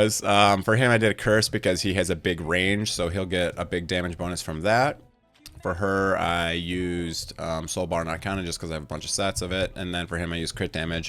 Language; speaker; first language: English; native; English